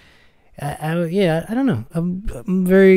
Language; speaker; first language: English; early bilingual, other home language; Spanish